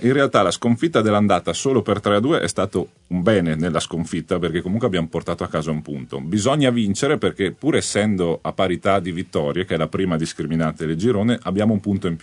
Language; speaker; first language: Italian; native; Italian